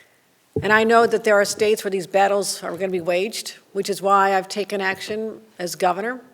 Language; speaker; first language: English; native; English